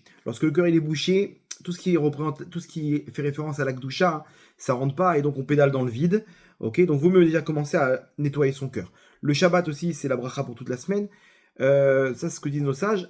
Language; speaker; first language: French; native; French